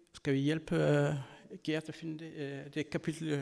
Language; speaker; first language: Danish; non-native, fluent; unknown